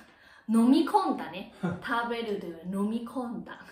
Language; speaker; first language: Japanese; non-native, learner; Chinese